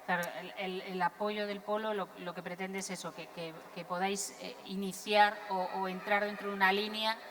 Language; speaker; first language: Spanish; non-native, local second language; Galician